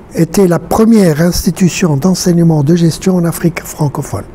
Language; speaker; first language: French; non-native, local second language; Arabic